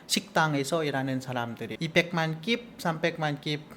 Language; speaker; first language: Korean; non-native, learner; Lao